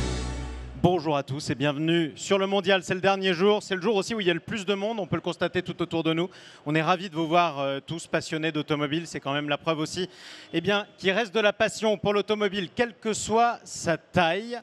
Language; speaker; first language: French; native; French